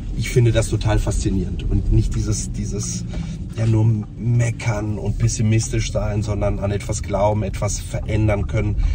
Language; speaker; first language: German; early bilingual, other home language; Polish